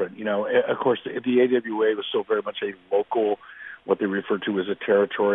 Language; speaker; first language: English; native; English